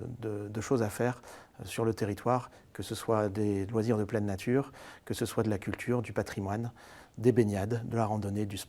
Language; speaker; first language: French; native; French